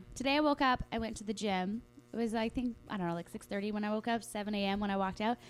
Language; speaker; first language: English; native; English